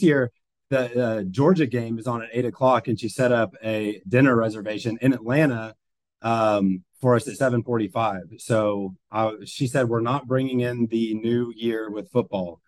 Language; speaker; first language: English; native; English